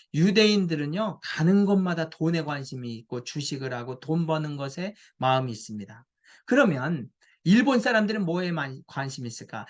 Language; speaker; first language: Korean; native; Korean